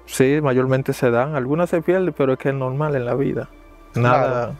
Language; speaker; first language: Spanish; native; Spanish